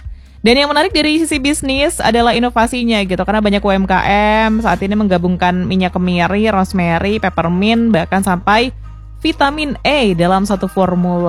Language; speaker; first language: Indonesian; native; Indonesian